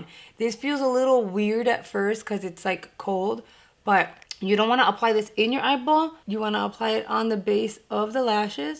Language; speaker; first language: English; native; English